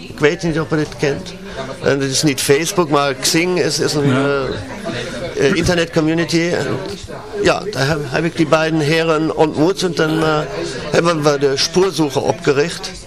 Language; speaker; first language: Dutch; non-native, learner; German